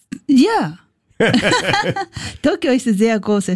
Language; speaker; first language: German; non-native, learner; Japanese